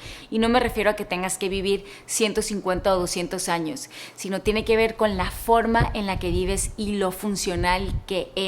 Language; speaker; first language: Spanish; native; Spanish